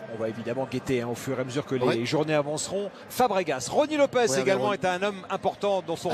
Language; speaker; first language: French; native; French